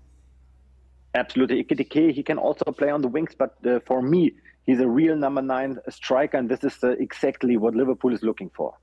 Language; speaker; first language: English; non-native, fluent; German